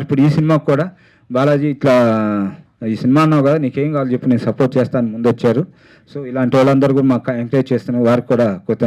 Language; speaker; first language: Telugu; native; Telugu